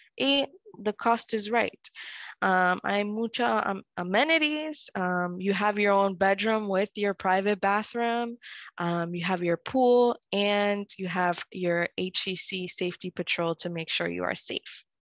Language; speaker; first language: English; early bilingual, other home language; Spanish